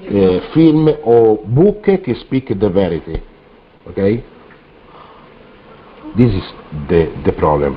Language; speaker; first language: English; non-native, learner; Italian